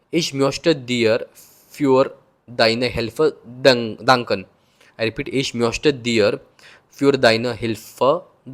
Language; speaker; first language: German; non-native, learner; Hindi